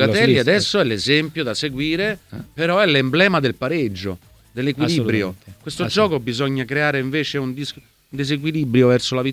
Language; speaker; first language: Italian; native; Italian